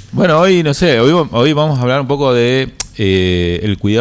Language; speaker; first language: Spanish; native; Spanish